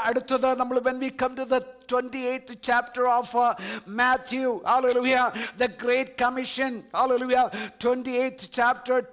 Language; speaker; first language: English; non-native, local second language; Malayalam